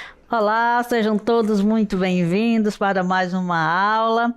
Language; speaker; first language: Portuguese; native; Portuguese